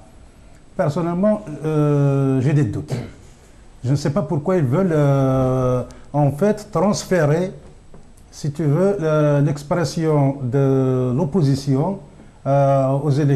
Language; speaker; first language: French; non-native, local second language; Kabyle